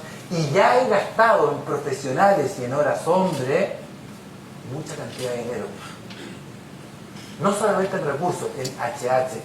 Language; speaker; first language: Spanish; native; Spanish